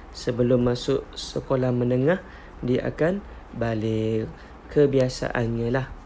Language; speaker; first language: Malay; native; Malay